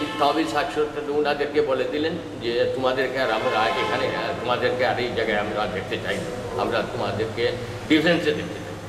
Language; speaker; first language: Bangla; native; Bangla